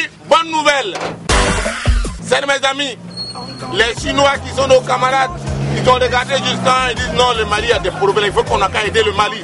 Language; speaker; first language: French; non-native, local second language; Bambara